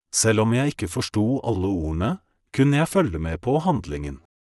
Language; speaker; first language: Norwegian; non-native, learner; Polish